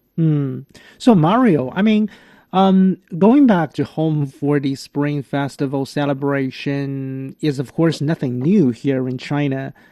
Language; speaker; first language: English; non-native, fluent; Chinese